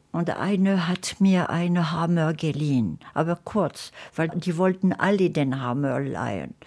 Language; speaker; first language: German; non-native, fluent; French